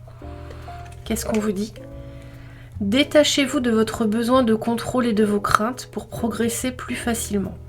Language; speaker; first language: French; native; French